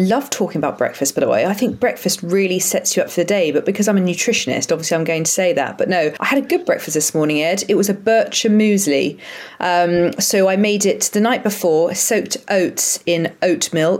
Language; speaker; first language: English; native; English